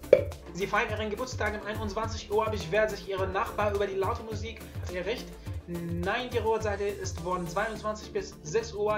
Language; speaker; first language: German; non-native, learner; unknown